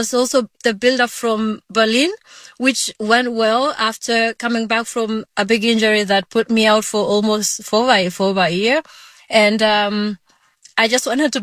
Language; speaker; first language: English; non-native, local second language; Kalenjin